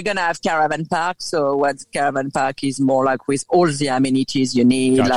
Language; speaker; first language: English; non-native, fluent; French